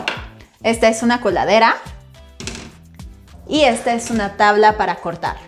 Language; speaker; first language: Spanish; native; Spanish